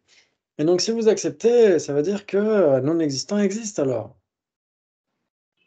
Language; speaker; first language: French; native; French